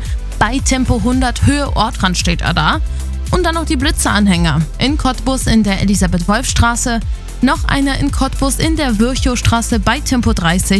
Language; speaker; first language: German; native; German